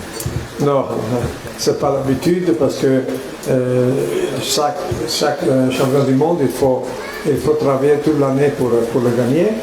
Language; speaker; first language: French; non-native, fluent; Italian